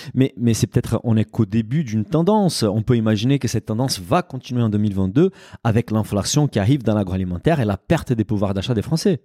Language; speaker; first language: French; non-native, fluent; Portuguese